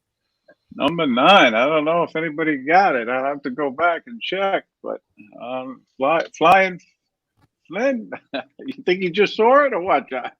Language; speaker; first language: English; native; English